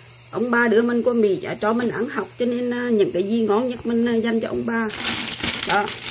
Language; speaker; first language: Vietnamese; native; Vietnamese